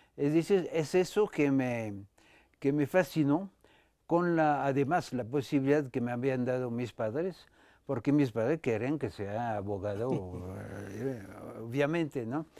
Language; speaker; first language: Spanish; non-native, fluent; French